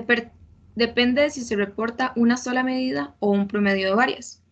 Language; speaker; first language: Spanish; native; Spanish